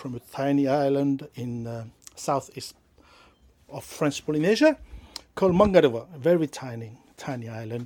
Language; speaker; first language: English; non-native, fluent; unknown